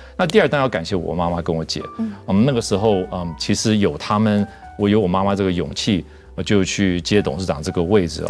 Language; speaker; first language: Chinese; non-native, fluent; English